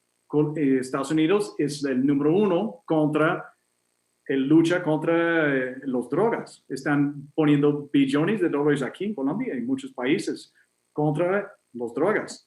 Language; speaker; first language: Spanish; non-native, fluent; English